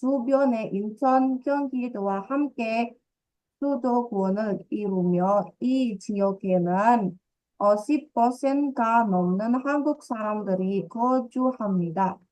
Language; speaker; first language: Korean; non-native, fluent; Indonesian